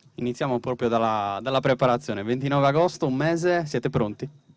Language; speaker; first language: Italian; native; Italian